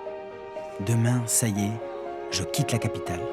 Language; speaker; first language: French; native; French